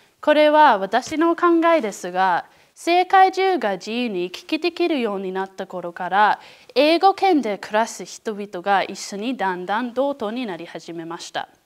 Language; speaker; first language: Japanese; non-native, learner; English